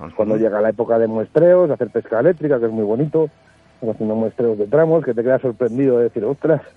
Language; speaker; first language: Spanish; native; Spanish